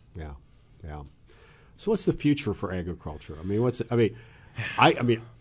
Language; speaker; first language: English; native; English